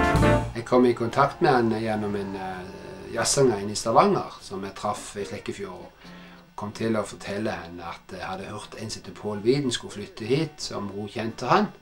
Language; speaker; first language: Norwegian; native; Norwegian